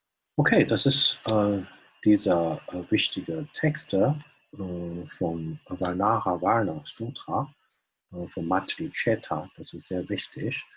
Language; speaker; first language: German; non-native, fluent; Chinese